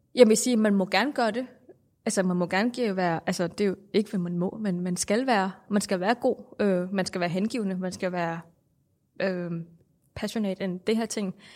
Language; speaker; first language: Danish; non-native, fluent; Thai